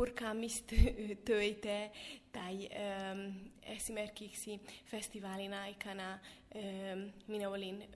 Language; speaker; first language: Finnish; non-native, fluent; Hungarian